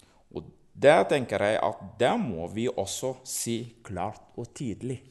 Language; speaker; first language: Norwegian; non-native, fluent; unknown